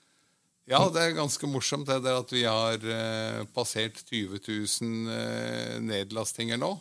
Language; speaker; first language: Norwegian; native; Norwegian